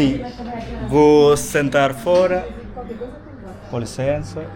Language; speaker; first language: Portuguese; non-native, learner; Malayalam